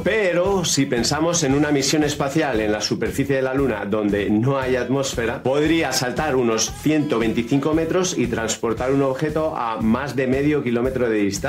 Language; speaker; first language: Spanish; native; Spanish